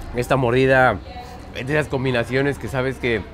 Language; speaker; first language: Spanish; native; Spanish